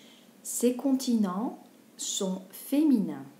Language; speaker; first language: French; non-native, fluent; Dutch